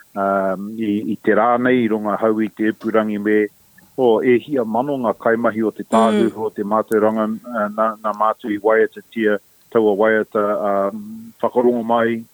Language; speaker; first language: Māori; non-native, local second language; English